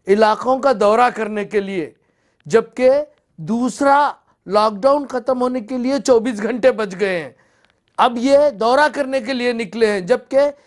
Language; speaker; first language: Hindi; non-native, local second language; Urdu